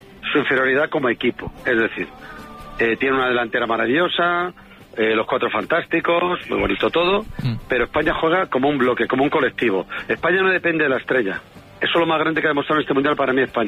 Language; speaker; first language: Spanish; native; Spanish